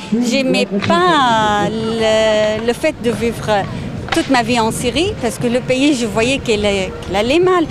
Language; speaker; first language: French; non-native, fluent; Arabic